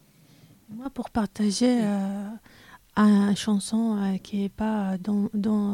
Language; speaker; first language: French; non-native, learner; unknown